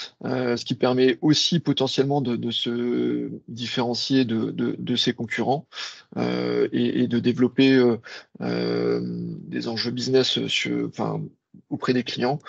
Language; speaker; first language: French; native; French